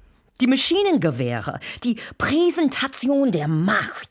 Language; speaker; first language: German; non-native, fluent; English